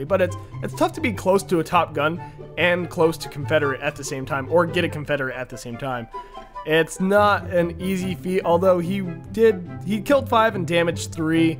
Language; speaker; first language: English; native; English